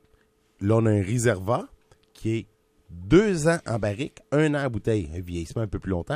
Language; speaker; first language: French; native; French